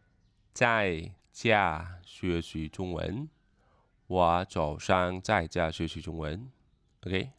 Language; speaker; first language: Chinese; non-native, fluent; Khmer